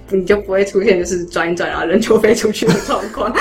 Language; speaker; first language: Chinese; native; Chinese